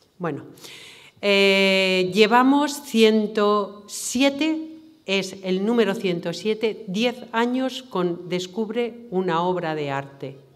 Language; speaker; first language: Spanish; native; Spanish